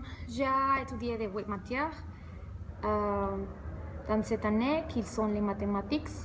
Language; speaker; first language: French; non-native, learner; Spanish